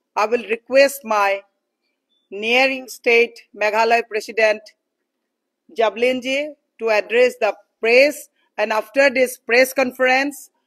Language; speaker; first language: English; non-native, local second language; Assamese